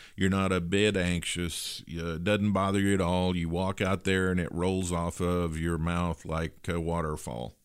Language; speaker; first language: English; native; English